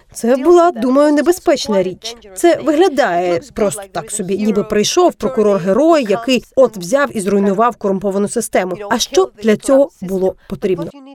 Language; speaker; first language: Ukrainian; native; Ukrainian